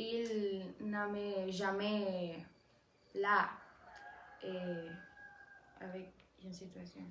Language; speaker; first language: French; non-native, learner; Spanish